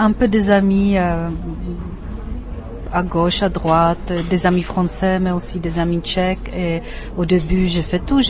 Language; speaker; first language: French; non-native, fluent; Czech